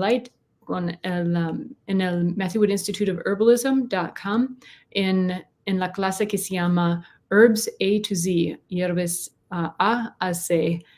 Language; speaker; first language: Spanish; non-native, learner; English